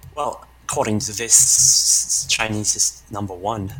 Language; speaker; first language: English; non-native, fluent; Estonian